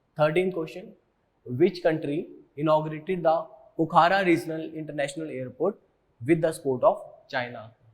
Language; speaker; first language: Hindi; native; Hindi